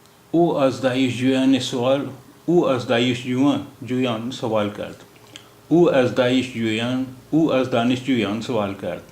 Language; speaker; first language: Persian; non-native, fluent; Urdu